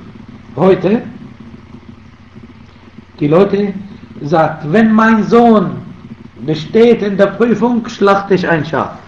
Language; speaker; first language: German; non-native, fluent; Arabic